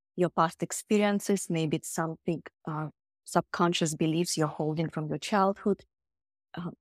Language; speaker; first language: English; non-native, fluent; Russian